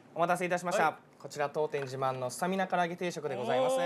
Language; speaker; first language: Japanese; native; Japanese